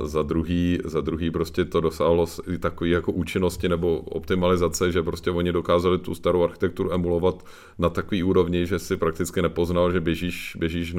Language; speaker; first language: Czech; native; Czech